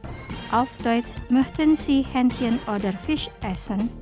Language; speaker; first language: German; non-native, fluent; Indonesian